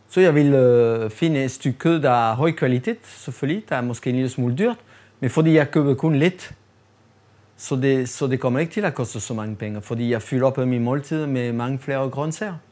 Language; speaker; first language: Danish; non-native, fluent; French